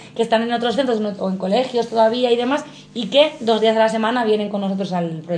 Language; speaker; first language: Spanish; native; Spanish